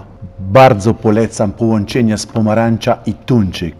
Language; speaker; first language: Polish; non-native, learner; Italian